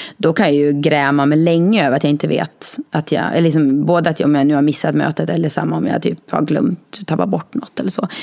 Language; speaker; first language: Swedish; native; Swedish